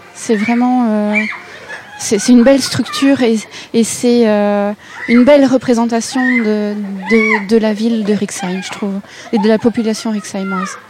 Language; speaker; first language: French; native; French